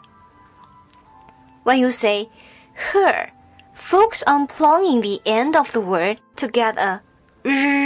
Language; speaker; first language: English; non-native, fluent; Chinese